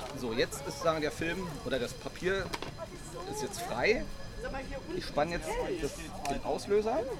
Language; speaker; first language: German; native; German